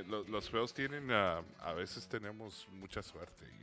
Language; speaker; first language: Spanish; early bilingual, other home language; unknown